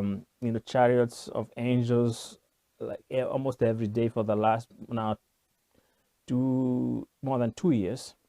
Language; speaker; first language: English; non-native, local second language; Kikuyu